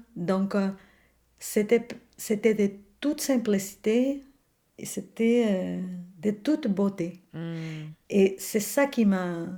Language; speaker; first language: French; non-native, fluent; Spanish